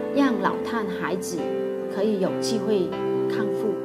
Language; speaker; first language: Chinese; non-native, local second language; Cantonese